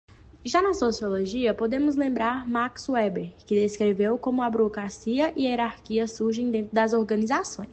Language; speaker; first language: Portuguese; native; Portuguese